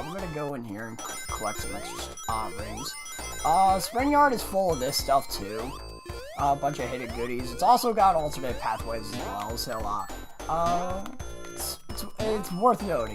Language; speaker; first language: English; native; English